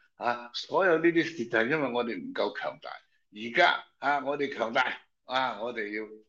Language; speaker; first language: Cantonese; native; Cantonese